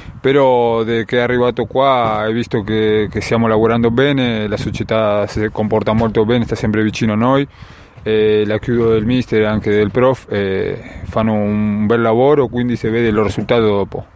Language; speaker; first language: Italian; non-native, learner; Spanish